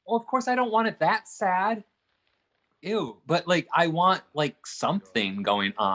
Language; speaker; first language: English; native; English